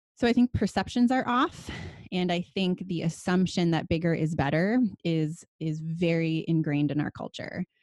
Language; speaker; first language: English; native; English